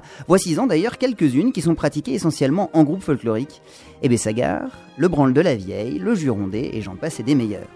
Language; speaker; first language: French; native; French